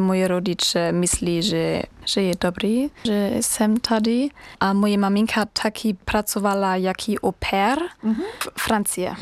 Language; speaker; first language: Czech; non-native, learner; German